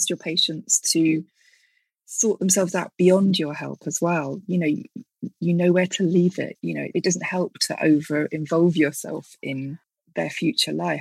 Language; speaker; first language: English; native; English